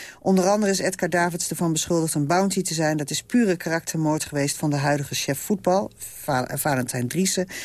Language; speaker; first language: Dutch; native; Dutch